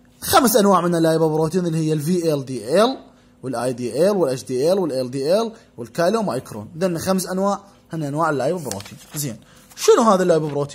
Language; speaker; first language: Arabic; native; Arabic